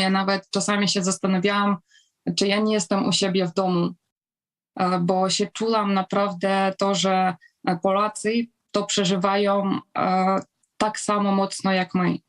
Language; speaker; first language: Polish; non-native, fluent; Ukrainian